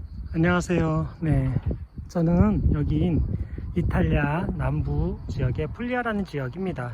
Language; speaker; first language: Korean; native; Korean